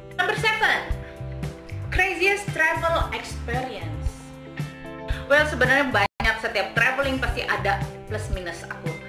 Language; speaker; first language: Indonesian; native; Indonesian